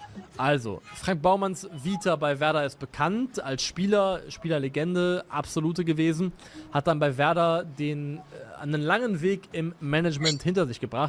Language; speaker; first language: German; native; German